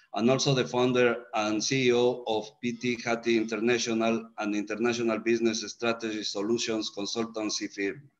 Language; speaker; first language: English; non-native, fluent; Spanish